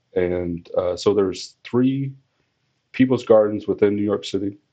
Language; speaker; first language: English; native; English